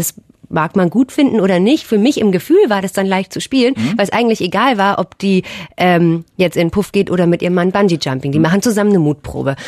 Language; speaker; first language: German; native; German